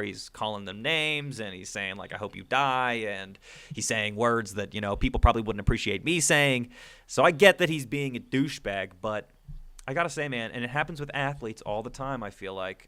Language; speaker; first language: English; native; English